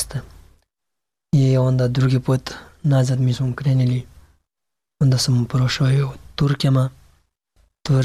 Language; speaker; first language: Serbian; non-native, learner; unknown